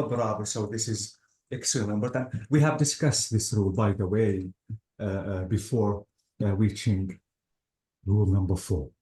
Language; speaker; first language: English; non-native, fluent; Arabic